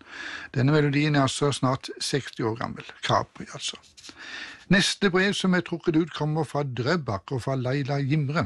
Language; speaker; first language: Norwegian; native; Norwegian